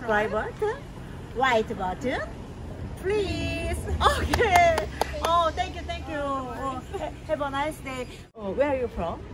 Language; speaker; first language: English; non-native, learner; Korean